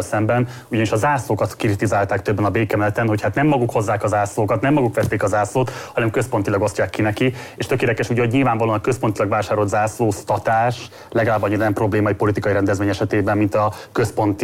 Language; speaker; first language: Hungarian; native; Hungarian